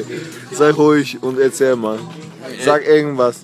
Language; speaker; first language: German; non-native, fluent; Polish